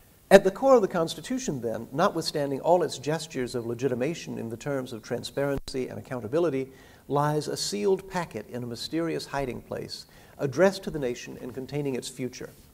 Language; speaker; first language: English; native; English